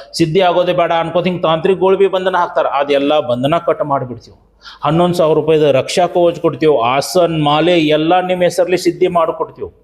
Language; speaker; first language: Kannada; native; Kannada